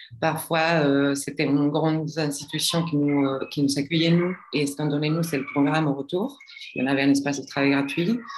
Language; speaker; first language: French; non-native, fluent; Spanish